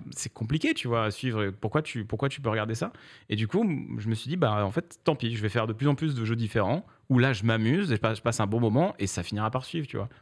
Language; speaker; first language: French; native; French